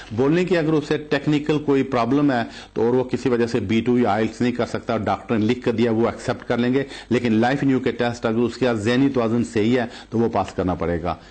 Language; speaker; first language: Urdu; non-native, local second language; Punjabi